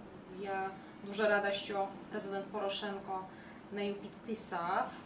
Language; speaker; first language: Ukrainian; non-native, fluent; Polish